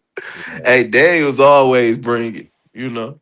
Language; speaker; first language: English; native; English